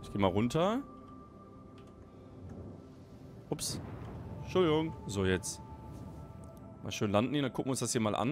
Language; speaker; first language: German; native; German